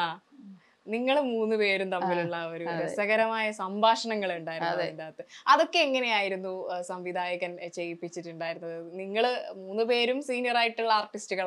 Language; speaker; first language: Malayalam; native; Malayalam